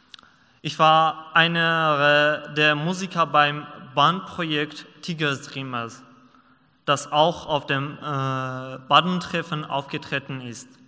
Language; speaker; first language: German; non-native, learner; Persian